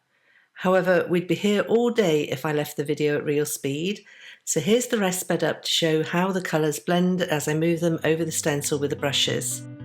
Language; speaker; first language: English; native; English